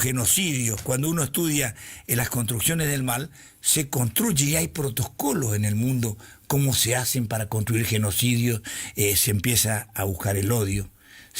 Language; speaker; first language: Spanish; native; Spanish